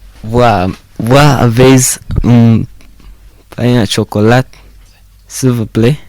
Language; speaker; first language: French; non-native, learner; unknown